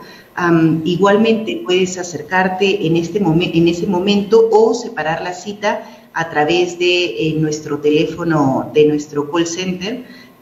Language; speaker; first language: Spanish; native; Spanish